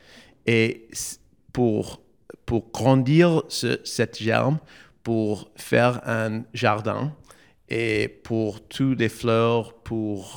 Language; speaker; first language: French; non-native, learner; English